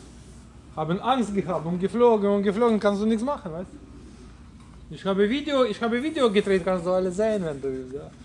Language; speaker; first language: German; non-native, learner; Polish